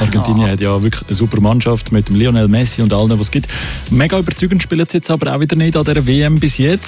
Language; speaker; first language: German; native; German